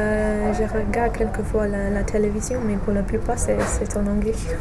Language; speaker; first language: French; non-native, fluent; English